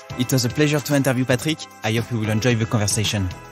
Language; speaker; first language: English; non-native, fluent; French